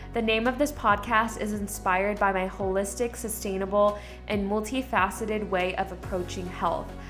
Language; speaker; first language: English; early bilingual, other home language; Korean